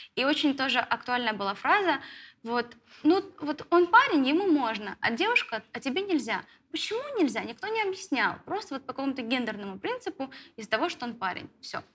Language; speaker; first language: Russian; native; Russian